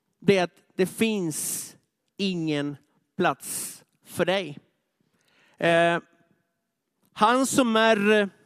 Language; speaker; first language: Swedish; non-native, fluent; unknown